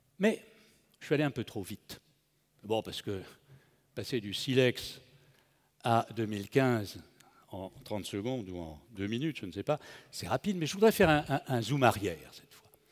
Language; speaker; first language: French; native; French